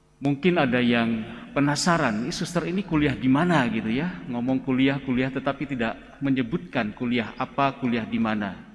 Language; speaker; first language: Indonesian; native; Indonesian